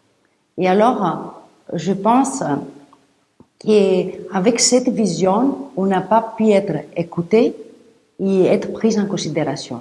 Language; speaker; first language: French; non-native, fluent; Greek